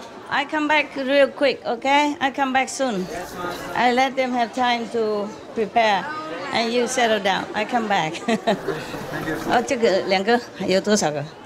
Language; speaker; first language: English; non-native, fluent; Vietnamese